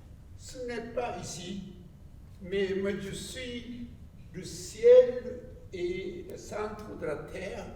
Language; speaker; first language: French; non-native, learner; Japanese